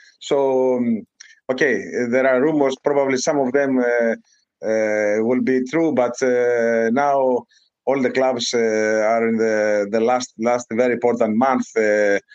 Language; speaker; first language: English; non-native, fluent; Greek